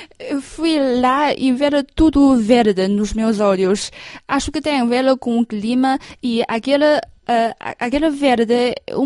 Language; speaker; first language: Portuguese; non-native, fluent; Chinese